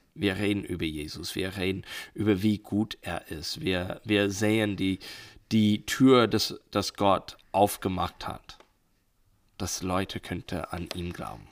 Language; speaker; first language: German; non-native, learner; English